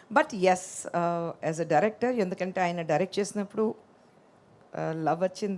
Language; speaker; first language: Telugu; non-native, local second language; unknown